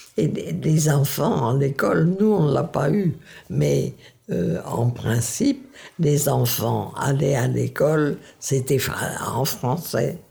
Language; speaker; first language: French; non-native, local second language; Dutch